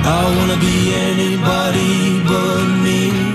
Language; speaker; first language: English; native; English